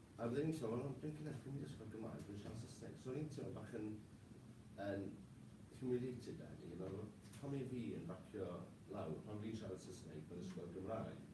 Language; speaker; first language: Welsh; non-native, local second language; English